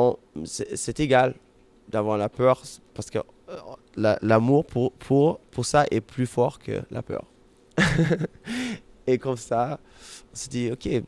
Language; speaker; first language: French; non-native, fluent; German